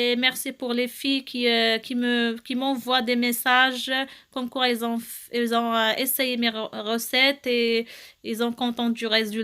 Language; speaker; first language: French; non-native, local second language; Arabic